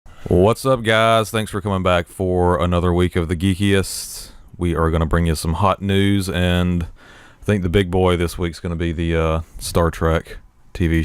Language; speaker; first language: English; native; English